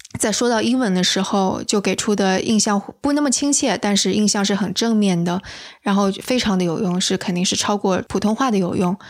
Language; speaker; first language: Chinese; native; Chinese